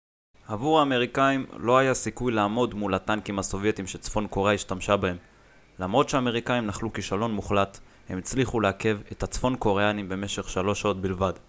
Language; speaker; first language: Hebrew; native; Hebrew